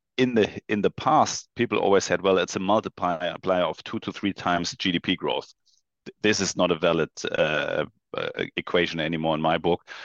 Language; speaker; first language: English; non-native, fluent; German